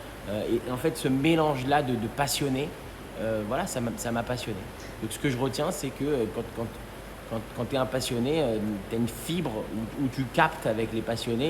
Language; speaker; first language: French; native; French